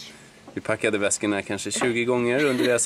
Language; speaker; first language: Swedish; native; Swedish